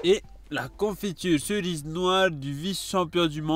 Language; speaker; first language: French; native; French